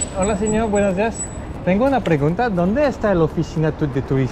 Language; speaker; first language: Spanish; non-native, learner; French